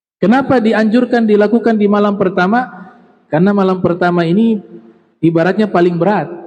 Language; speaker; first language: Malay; native; Malay